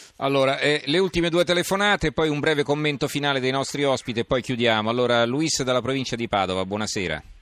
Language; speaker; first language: Italian; native; Italian